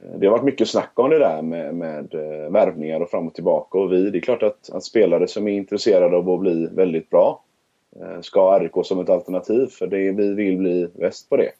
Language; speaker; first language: Swedish; native; Swedish